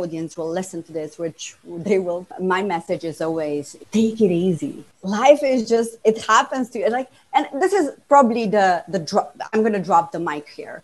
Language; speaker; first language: English; non-native, fluent; Slovenian